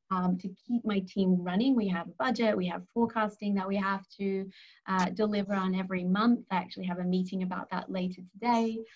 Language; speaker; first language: English; native; English